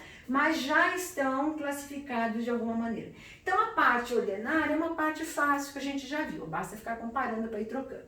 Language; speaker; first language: Portuguese; native; Portuguese